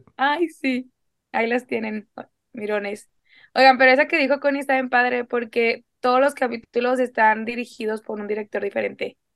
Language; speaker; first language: Spanish; native; Spanish